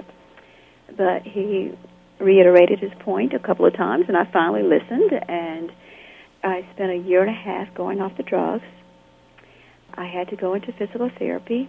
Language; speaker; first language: English; native; English